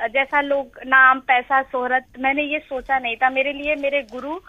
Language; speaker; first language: Hindi; native; Hindi